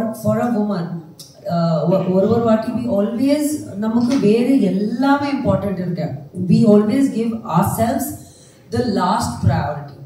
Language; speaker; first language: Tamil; non-native, learner; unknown